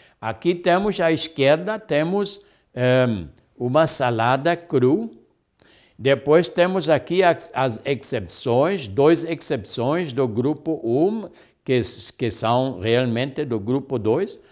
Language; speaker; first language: Portuguese; non-native, fluent; German